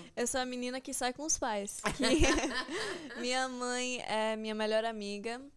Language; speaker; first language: Portuguese; early bilingual, heritage; Portuguese